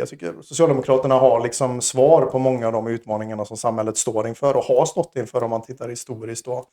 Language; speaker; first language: Swedish; native; Swedish